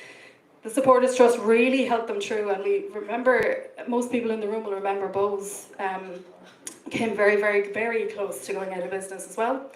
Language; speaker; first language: English; native; English